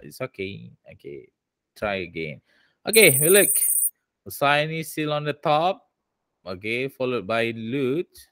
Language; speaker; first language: English; non-native, local second language; Malay